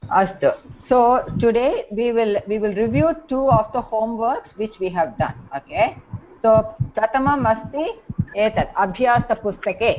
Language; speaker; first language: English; non-native, fluent; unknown